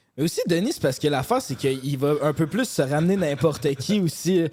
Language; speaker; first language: French; native; French